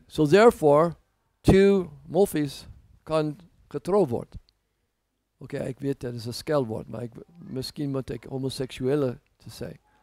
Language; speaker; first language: Dutch; non-native, learner; English